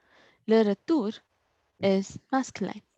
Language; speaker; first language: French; non-native, learner; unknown